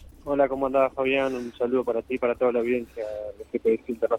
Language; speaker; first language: Spanish; native; Spanish